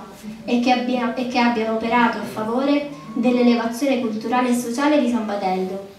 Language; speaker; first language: Italian; native; Italian